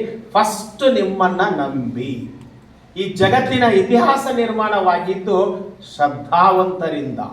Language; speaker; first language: Kannada; native; Kannada